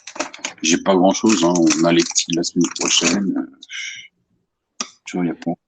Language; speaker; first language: French; native; French